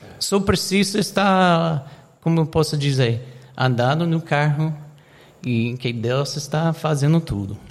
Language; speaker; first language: Portuguese; non-native, fluent; English